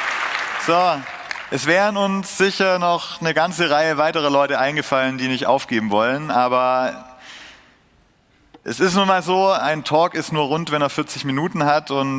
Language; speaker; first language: German; native; German